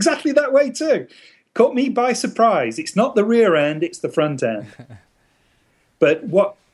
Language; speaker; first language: English; native; English